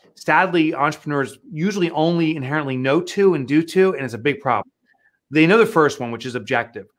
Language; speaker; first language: English; native; English